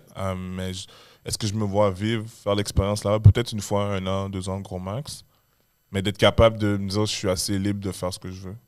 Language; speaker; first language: French; native; French